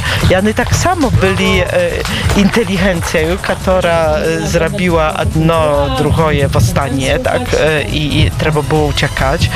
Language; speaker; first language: Polish; non-native, local second language; Belarusian